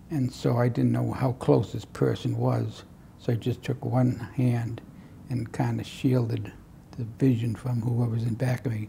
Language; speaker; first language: English; native; English